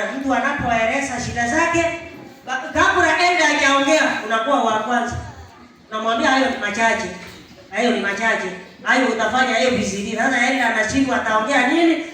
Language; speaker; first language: Swahili; non-native, local second language; Gusii